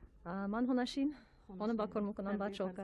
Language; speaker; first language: Persian; non-native, learner; English